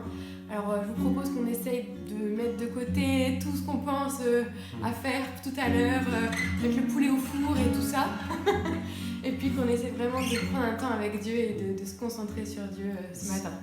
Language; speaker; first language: French; native; French